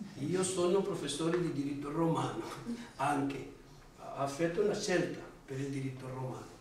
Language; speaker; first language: Italian; non-native, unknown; Portuguese